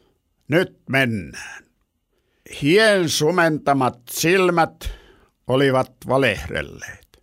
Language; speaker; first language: Finnish; native; Finnish